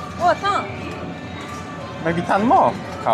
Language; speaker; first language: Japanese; non-native, learner; Polish